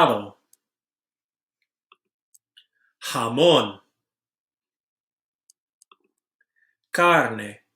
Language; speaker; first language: Spanish; non-native, fluent; English